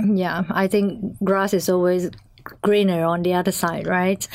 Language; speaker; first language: English; non-native, local second language; Chinese